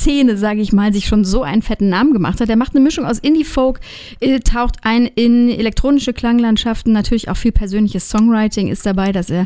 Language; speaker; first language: German; native; German